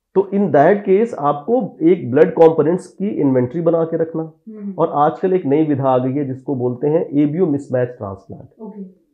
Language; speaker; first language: Hindi; native; Hindi